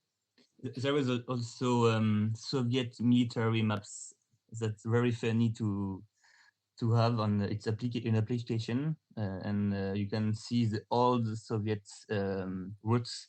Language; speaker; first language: English; non-native, learner; French